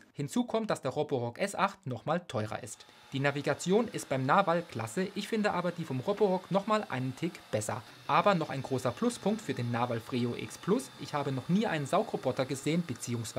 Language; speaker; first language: German; native; German